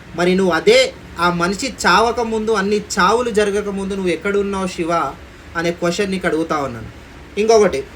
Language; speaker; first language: Telugu; non-native, local second language; Lambadi